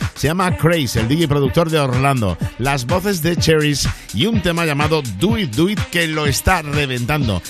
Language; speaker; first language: Spanish; native; Spanish